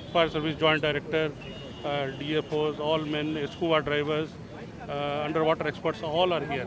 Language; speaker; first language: English; non-native, local second language; Tamil